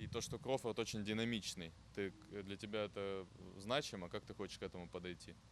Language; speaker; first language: Russian; non-native, fluent; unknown